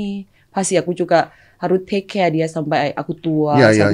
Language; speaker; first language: Indonesian; non-native, fluent; Thai